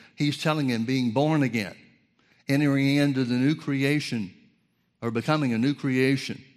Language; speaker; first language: English; native; English